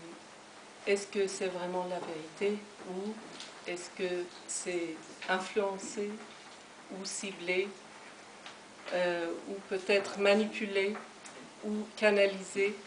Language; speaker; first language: French; non-native, fluent; Persian